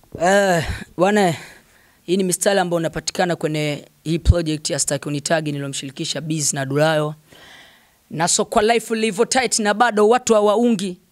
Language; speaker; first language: Swahili; native; Swahili